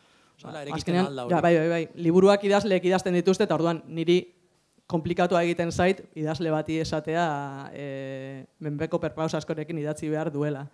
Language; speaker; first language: Basque; native; Basque